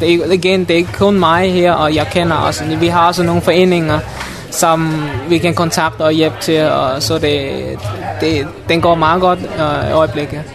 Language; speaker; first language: Danish; non-native, learner; Mon